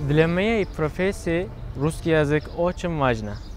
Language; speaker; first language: Russian; non-native, learner; Turkish